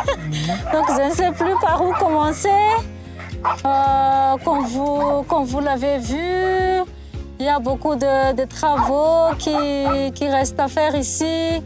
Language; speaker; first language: French; non-native, local second language; Malagasy